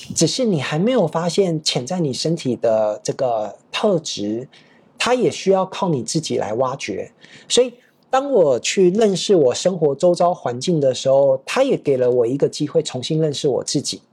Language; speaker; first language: Chinese; native; Chinese